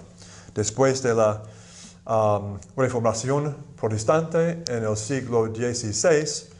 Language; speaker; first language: Spanish; non-native, fluent; English